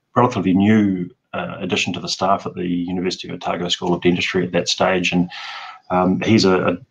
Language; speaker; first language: English; native; English